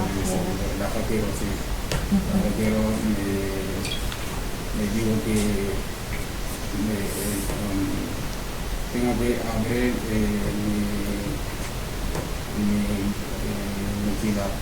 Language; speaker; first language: Spanish; non-native, learner; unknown